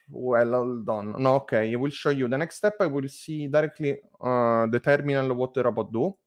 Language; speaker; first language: English; non-native, learner; Italian